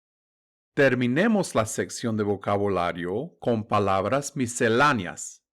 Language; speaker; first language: Spanish; non-native, fluent; English